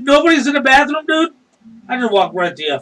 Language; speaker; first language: English; native; English